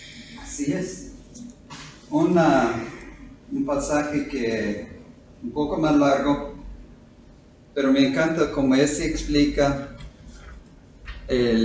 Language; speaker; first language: Spanish; non-native, fluent; English